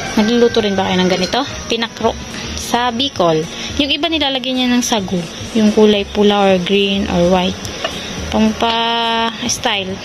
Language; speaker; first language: Filipino; non-native, local second language; Bikol